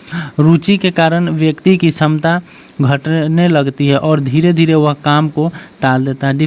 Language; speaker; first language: Hindi; native; Hindi